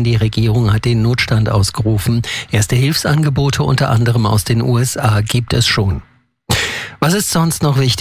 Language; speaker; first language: German; native; German